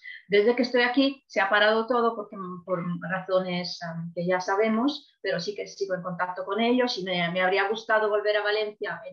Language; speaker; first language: Spanish; non-native, fluent; Italian